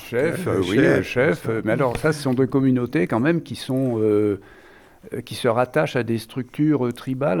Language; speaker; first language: French; native; French